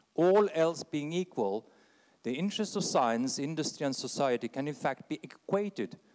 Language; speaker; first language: English; non-native, fluent; Norwegian